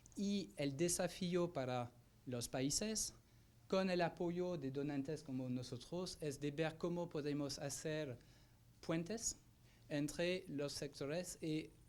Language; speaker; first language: Spanish; non-native, fluent; French